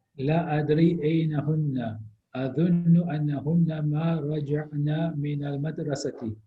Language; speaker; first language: Arabic; non-native, learner; English